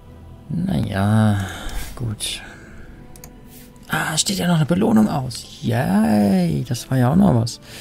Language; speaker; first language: German; native; German